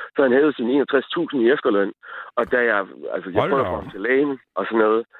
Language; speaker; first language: Danish; native; Danish